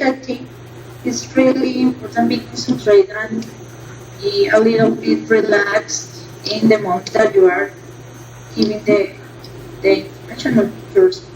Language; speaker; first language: English; non-native, learner; Spanish